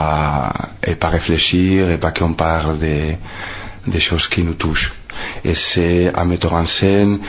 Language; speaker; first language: French; non-native, fluent; Spanish